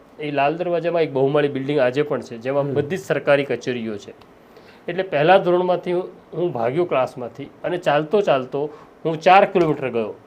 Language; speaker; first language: Gujarati; non-native, local second language; Marathi